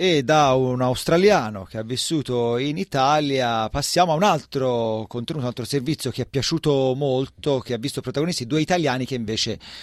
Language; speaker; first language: Italian; native; Italian